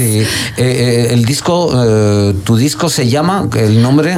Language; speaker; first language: Spanish; native; Spanish